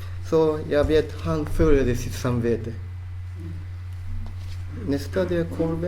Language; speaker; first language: Swedish; non-native, fluent; Japanese